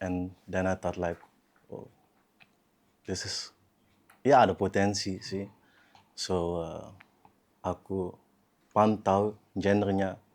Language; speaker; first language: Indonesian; early bilingual, heritage; Dutch